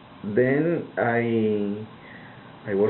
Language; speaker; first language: English; non-native, learner; Spanish